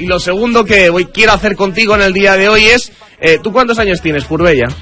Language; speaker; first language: Spanish; native; Spanish